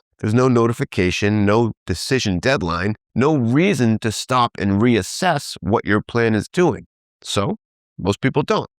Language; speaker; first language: English; native; English